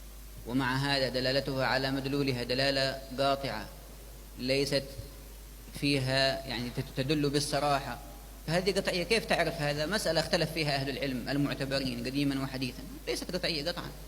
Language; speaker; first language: Arabic; native; Arabic